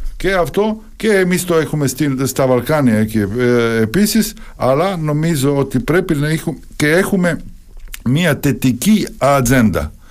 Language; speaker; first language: Greek; non-native, fluent; Serbian